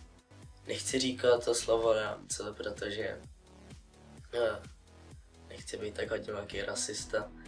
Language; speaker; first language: Czech; early bilingual, other home language; Russian